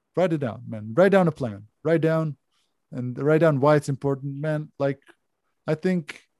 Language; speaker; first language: English; non-native, fluent; Hebrew